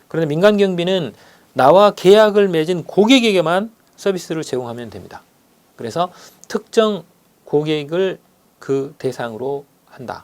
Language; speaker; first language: Korean; native; Korean